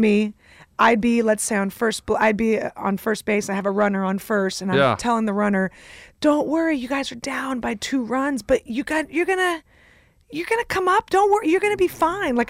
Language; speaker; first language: English; early bilingual, other home language; Russian